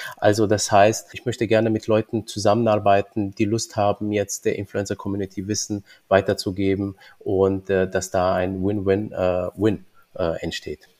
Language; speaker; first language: German; early bilingual, other home language; Romanian